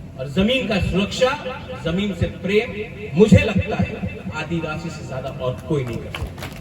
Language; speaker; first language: Hindi; non-native, local second language; Kok Borok